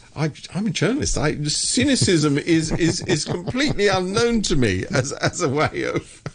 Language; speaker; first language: English; native; English